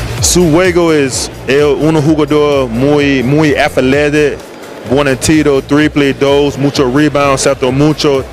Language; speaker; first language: Spanish; non-native, learner; English